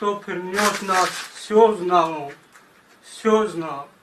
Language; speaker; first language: Russian; non-native, learner; Tajik